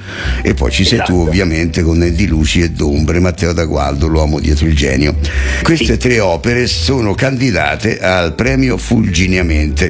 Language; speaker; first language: Italian; native; Italian